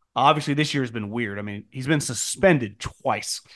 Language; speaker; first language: English; native; English